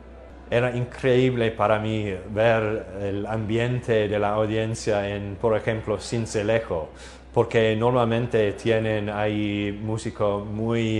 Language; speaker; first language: Spanish; non-native, learner; English